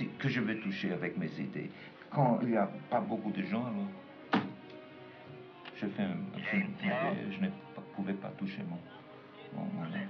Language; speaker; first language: French; non-native, fluent; German